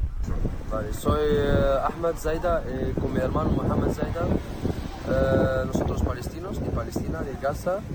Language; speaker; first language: Spanish; non-native, learner; Arabic